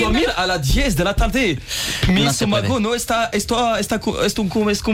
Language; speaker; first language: Spanish; non-native, learner; French